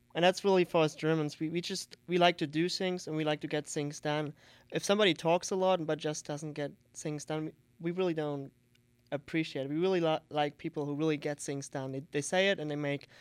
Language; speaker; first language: English; non-native, fluent; German